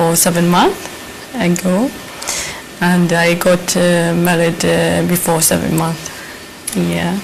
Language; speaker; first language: English; non-native, learner; Arabic